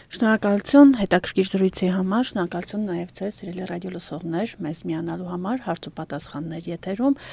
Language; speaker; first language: Armenian; native; Armenian